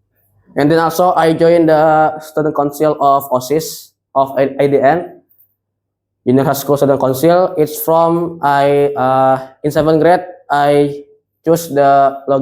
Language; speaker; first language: English; non-native, learner; Indonesian